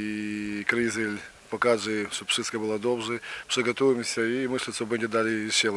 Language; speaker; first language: Polish; non-native, learner; Ukrainian